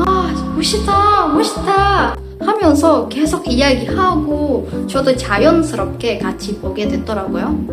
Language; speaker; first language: Korean; non-native, fluent; Indonesian